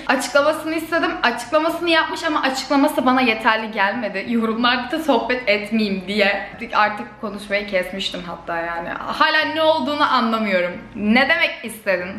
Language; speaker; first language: Turkish; native; Turkish